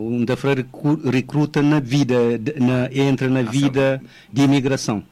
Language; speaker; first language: Portuguese; non-native, local second language; Kabuverdianu